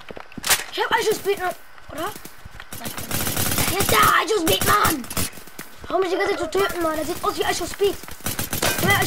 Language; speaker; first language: German; native; German